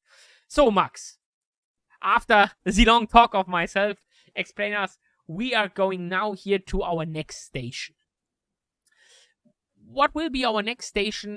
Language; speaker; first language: English; non-native, fluent; German